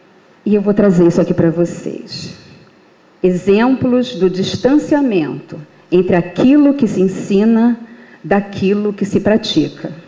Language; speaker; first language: Portuguese; native; Portuguese